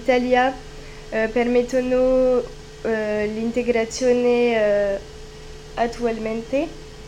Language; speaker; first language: Italian; non-native, learner; French